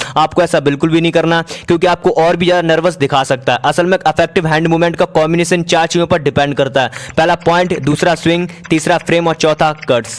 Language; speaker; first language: Hindi; native; Hindi